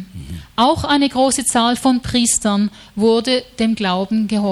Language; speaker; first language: German; native; German